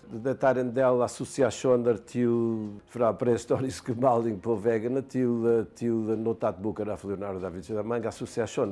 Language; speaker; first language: Norwegian; non-native, fluent; Bosnian